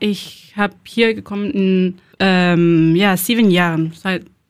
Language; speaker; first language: German; non-native, learner; Spanish